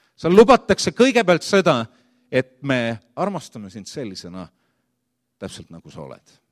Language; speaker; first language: Estonian; native; Estonian